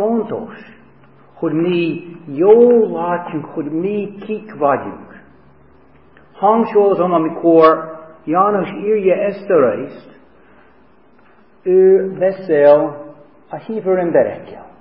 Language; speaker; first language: Hungarian; non-native, fluent; English